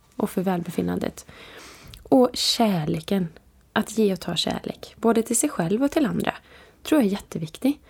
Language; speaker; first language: Swedish; native; Swedish